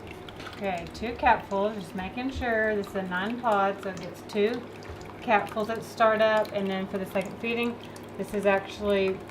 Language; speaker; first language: English; native; English